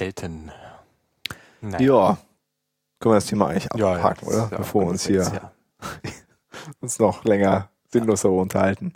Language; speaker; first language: German; native; German